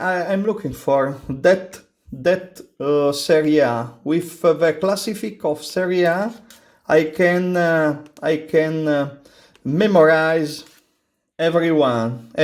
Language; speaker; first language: English; non-native, learner; Italian